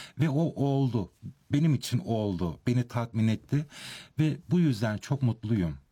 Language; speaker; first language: Turkish; early bilingual, heritage; Turkish